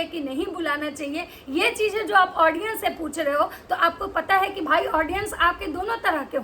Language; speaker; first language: Hindi; native; Hindi